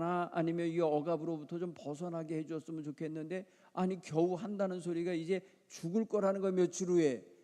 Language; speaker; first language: Korean; native; Korean